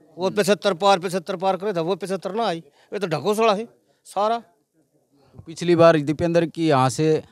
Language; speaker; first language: Hindi; native; Hindi